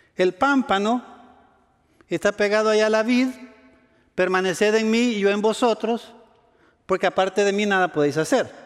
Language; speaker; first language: Spanish; native; Spanish